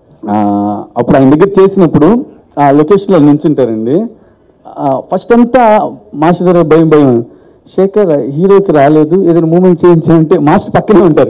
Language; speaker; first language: Telugu; native; Telugu